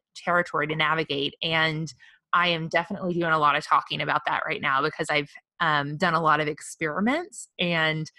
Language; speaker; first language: English; native; English